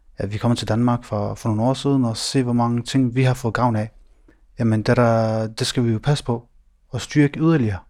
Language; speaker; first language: Danish; early bilingual, other home language; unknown